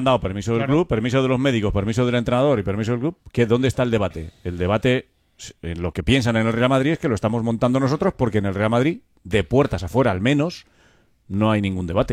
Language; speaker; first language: Spanish; native; Spanish